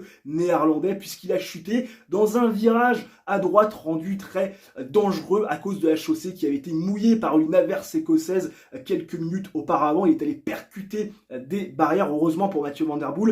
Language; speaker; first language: French; native; French